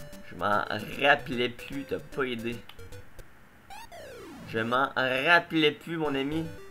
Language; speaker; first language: French; native; French